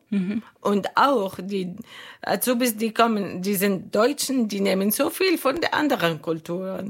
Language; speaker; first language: German; non-native, learner; Arabic